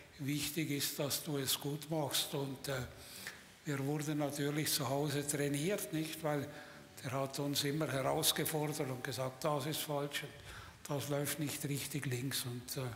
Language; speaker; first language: German; native; German